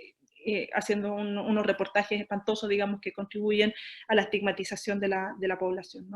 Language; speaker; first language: Spanish; native; Spanish